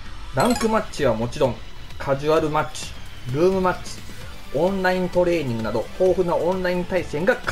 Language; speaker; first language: Japanese; native; Japanese